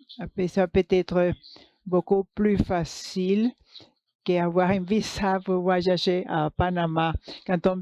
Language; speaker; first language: French; non-native, learner; English